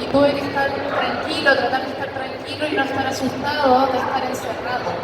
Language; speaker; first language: Spanish; native; Spanish